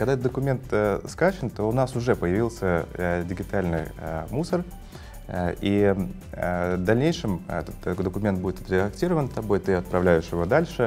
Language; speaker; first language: Russian; native; Russian